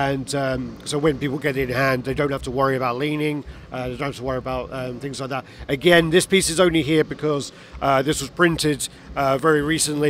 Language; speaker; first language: English; native; English